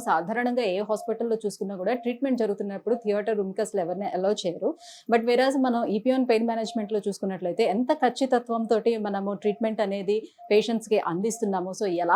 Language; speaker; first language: Telugu; native; Telugu